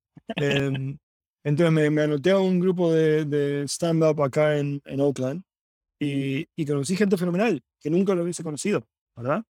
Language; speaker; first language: Spanish; native; Spanish